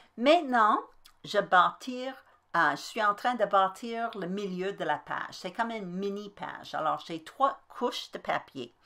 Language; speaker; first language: French; native; French